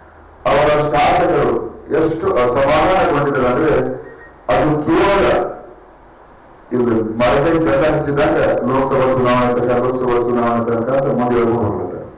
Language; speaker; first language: Kannada; native; Kannada